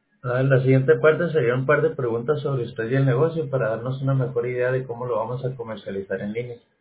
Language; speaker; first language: Spanish; native; Spanish